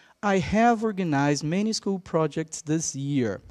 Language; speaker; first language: English; non-native, fluent; Portuguese